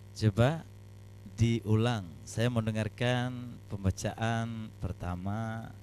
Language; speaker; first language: Malay; non-native, local second language; Achinese